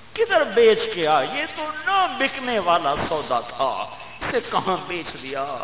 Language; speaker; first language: Urdu; non-native, local second language; Punjabi